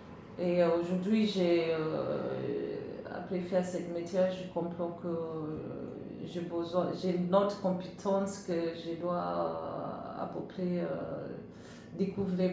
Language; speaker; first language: French; non-native, learner; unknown